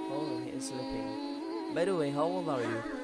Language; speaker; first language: English; non-native, learner; Indonesian